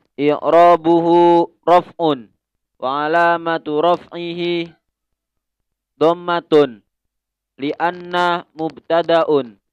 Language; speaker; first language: Arabic; non-native, learner; Indonesian